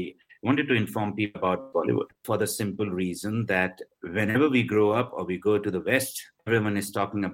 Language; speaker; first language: English; non-native, local second language; Hindi